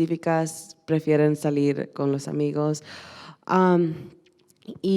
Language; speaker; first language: Spanish; early bilingual, heritage; Spanish